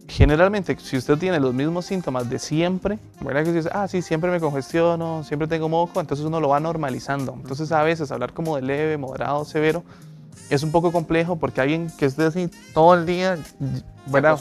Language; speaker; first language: Spanish; native; Spanish